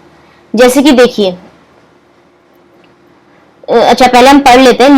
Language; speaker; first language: Hindi; native; Hindi